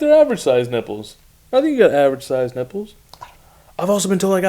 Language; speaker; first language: English; native; English